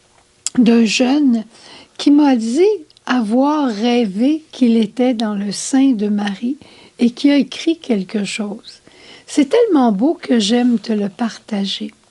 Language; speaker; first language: French; native; French